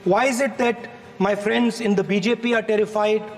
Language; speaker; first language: English; non-native, local second language; Hindi